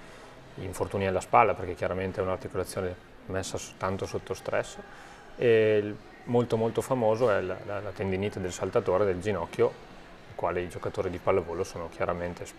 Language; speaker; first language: Italian; native; Italian